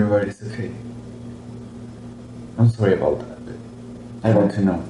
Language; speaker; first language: English; non-native, learner; Spanish